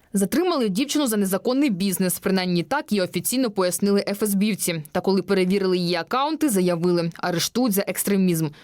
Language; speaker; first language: Ukrainian; native; Ukrainian